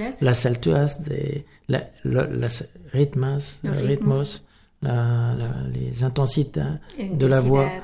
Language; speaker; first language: Spanish; non-native, learner; French